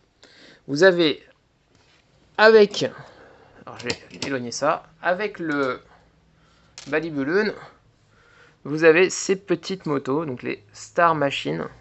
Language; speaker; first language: French; native; French